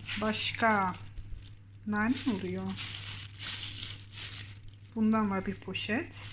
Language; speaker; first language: Turkish; early bilingual, heritage; Turkish